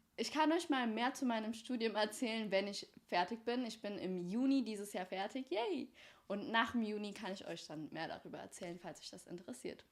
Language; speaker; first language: German; early bilingual, other home language; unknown